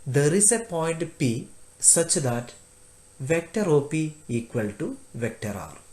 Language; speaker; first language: English; non-native, local second language; Malayalam